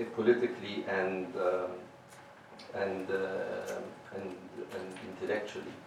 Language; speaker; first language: English; non-native, fluent; Arabic